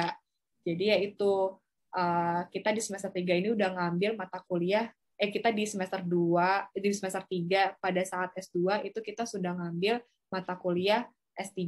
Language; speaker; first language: Indonesian; native; Indonesian